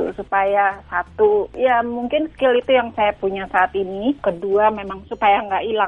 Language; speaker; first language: Indonesian; native; Indonesian